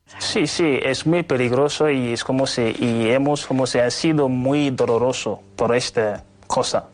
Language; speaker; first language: Spanish; non-native, learner; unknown